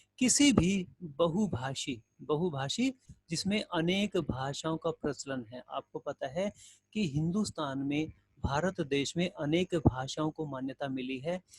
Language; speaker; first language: Hindi; native; Hindi